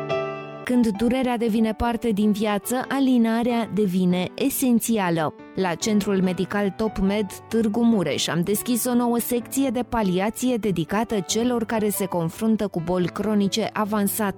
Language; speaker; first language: Romanian; native; Romanian